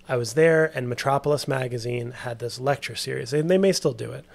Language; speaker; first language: English; native; English